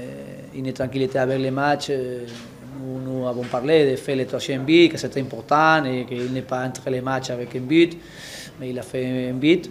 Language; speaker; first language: French; non-native, learner; Spanish